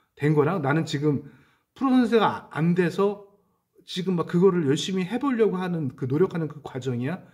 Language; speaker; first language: Korean; native; Korean